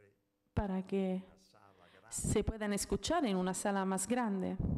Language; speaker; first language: Spanish; non-native, fluent; Italian